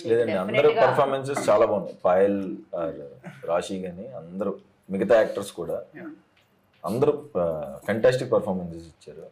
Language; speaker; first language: Telugu; native; Telugu